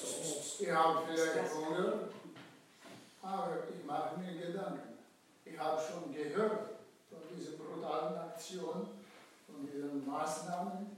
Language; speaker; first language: German; non-native, fluent; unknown